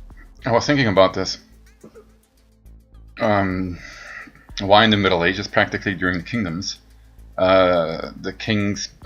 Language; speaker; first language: English; non-native, fluent; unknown